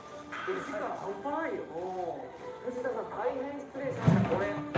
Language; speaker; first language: Japanese; native; Japanese